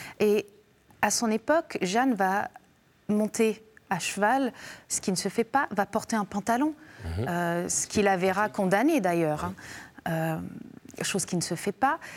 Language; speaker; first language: French; native; French